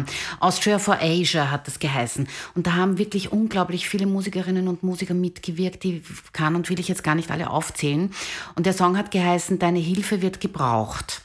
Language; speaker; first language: German; native; German